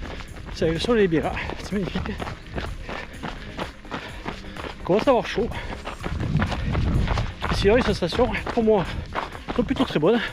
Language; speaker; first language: French; native; French